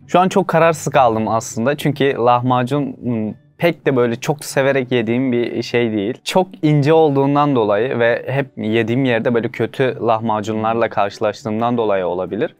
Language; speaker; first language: Turkish; non-native, fluent; Uzbek